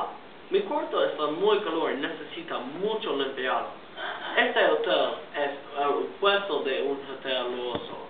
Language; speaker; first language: Spanish; non-native, learner; English